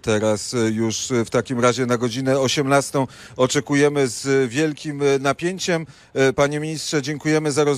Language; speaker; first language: Polish; native; Polish